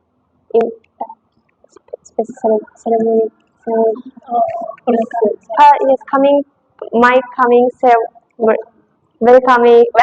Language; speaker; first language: English; non-native, learner; Japanese